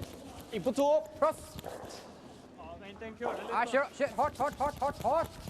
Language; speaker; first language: Swedish; native; Swedish